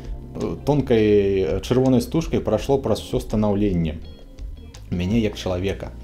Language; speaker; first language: Belarusian; non-native, local second language; Russian